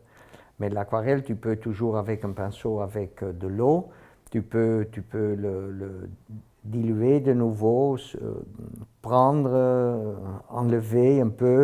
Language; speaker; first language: French; non-native, fluent; Dutch